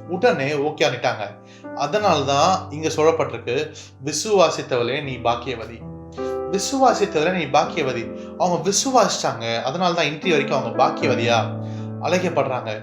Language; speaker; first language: Tamil; early bilingual, heritage; Tamil